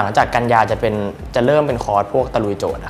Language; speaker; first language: Thai; native; Thai